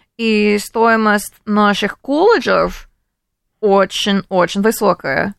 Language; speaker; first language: Russian; early bilingual, heritage; English